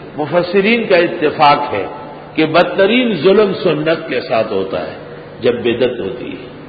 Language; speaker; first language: Urdu; non-native, local second language; Pashto